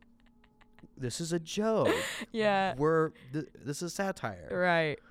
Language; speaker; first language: English; native; English